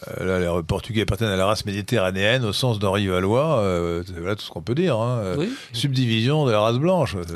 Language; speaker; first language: French; native; French